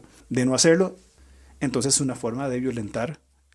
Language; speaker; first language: Spanish; native; Spanish